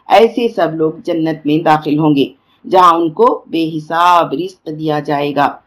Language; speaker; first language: Urdu; native; Urdu